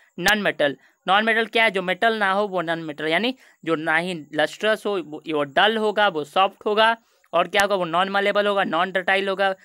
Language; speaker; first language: Hindi; native; Hindi